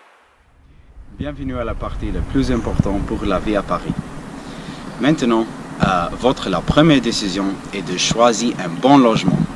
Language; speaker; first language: French; non-native, learner; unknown